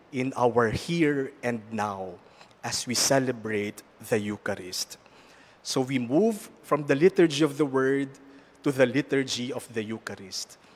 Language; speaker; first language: English; non-native, local second language; Filipino